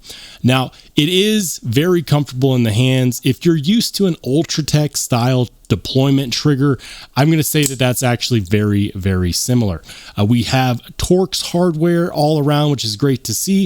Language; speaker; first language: English; native; English